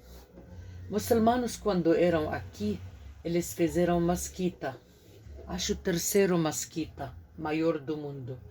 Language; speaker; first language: Portuguese; non-native, fluent; Arabic